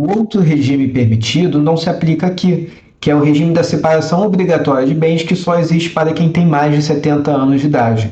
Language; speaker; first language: Portuguese; native; Portuguese